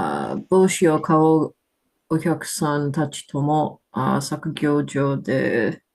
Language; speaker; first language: Japanese; non-native, learner; English